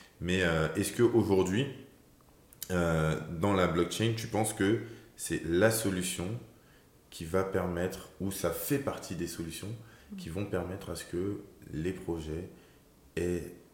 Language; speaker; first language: French; native; French